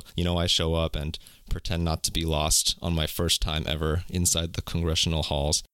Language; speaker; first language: English; native; English